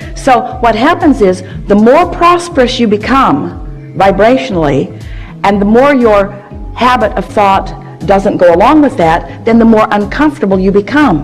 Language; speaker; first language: English; native; English